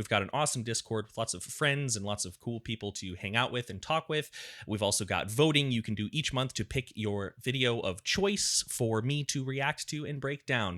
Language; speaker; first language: English; native; English